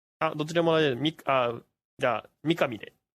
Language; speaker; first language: Japanese; native; Japanese